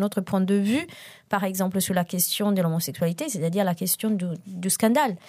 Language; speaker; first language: French; non-native, fluent; Italian